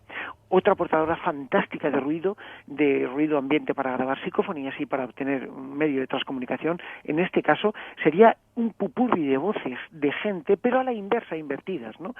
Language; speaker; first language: Spanish; native; Spanish